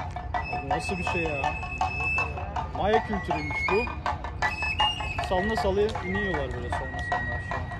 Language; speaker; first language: Turkish; native; Turkish